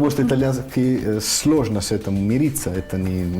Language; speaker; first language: Russian; non-native, fluent; Italian